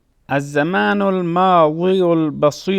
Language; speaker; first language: Arabic; non-native, fluent; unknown